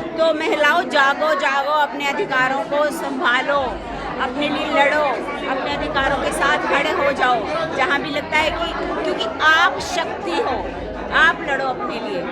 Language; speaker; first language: Hindi; non-native, local second language; Punjabi